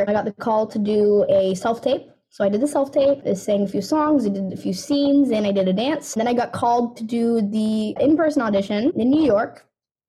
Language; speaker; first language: English; native; English